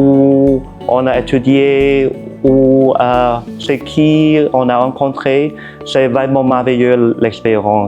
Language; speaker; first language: French; non-native, learner; Cantonese